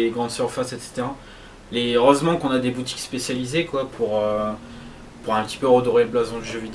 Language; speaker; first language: French; native; French